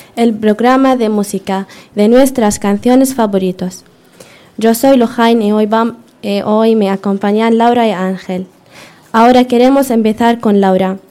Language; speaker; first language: Spanish; non-native, learner; Arabic